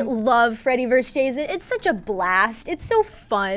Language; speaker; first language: English; native; English